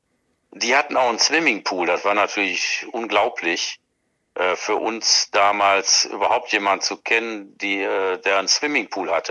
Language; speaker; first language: German; native; German